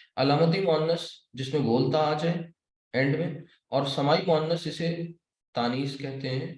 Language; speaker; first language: Urdu; native; Urdu